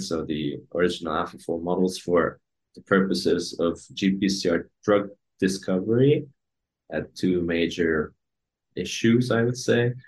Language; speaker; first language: English; non-native, fluent; Hungarian